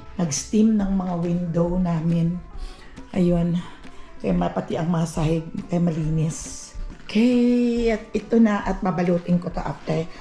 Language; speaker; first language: Filipino; non-native, local second language; Cebuano